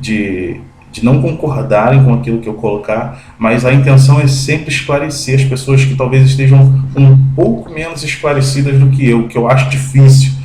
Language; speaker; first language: Portuguese; native; Portuguese